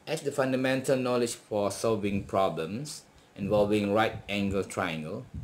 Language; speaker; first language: English; non-native, local second language; Malay